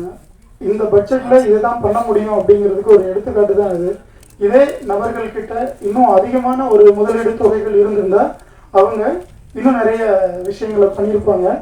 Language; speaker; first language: Tamil; native; Tamil